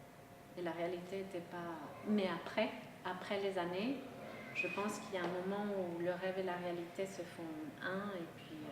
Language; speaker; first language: French; non-native, local second language; Spanish